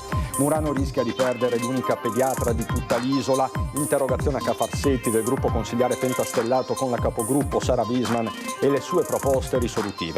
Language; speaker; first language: Italian; native; Italian